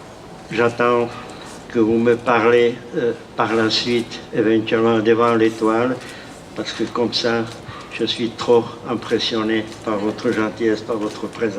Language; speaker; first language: French; non-native, fluent; Czech